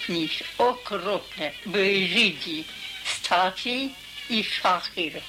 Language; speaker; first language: Polish; early bilingual, heritage; Polish